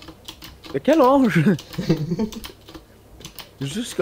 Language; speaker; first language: French; native; French